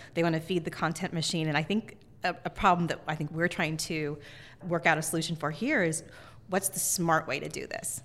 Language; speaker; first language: English; native; English